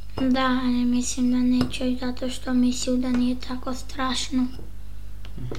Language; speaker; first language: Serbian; early bilingual, heritage; Serbian